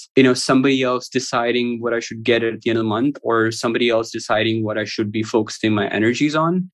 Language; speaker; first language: English; non-native, local second language; Urdu